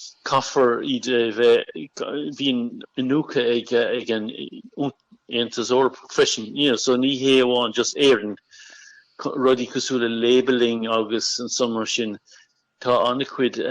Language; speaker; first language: Irish; non-native, local second language; English